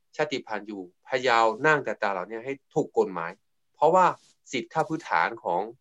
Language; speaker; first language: Thai; non-native, local second language; S'gaw Karen